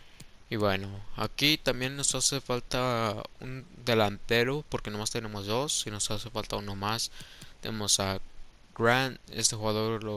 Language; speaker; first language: Spanish; early bilingual, heritage; Spanish